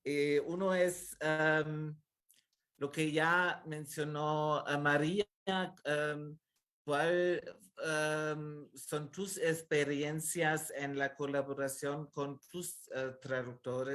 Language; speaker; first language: Spanish; non-native, fluent; German